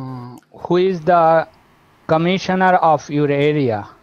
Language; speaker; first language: English; non-native, learner; Bangla